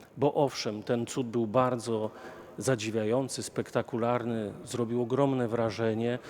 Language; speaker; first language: Polish; native; Polish